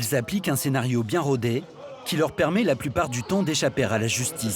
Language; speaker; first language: French; native; French